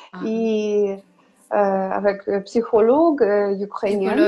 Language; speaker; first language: French; non-native, learner; Ukrainian